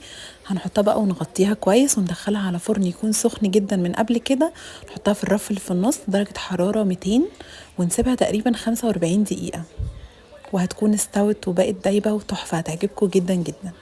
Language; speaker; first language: Arabic; native; Arabic